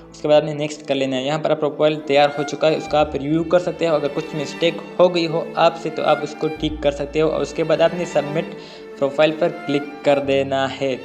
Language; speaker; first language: Urdu; non-native, local second language; Punjabi